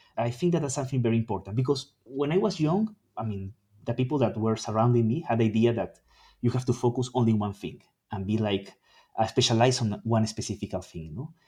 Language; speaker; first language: English; non-native, fluent; Spanish